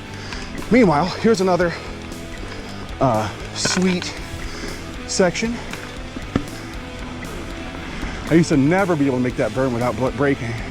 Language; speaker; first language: English; native; English